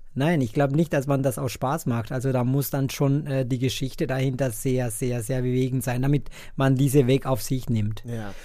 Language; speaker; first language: German; non-native, fluent; Spanish